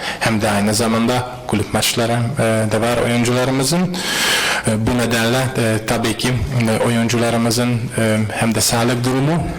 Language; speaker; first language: Turkish; non-native, fluent; Hungarian